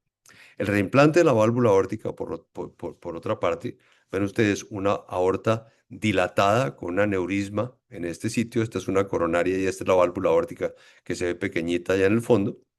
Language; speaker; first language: Spanish; native; Spanish